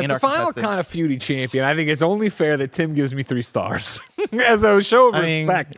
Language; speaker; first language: English; native; English